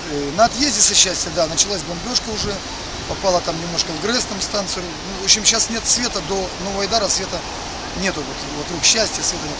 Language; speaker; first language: Russian; native; Russian